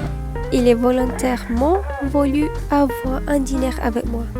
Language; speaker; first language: French; non-native, learner; Malay